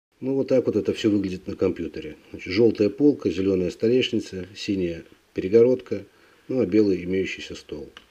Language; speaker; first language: Russian; native; Russian